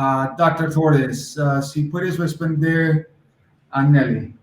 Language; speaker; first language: Spanish; non-native, learner; English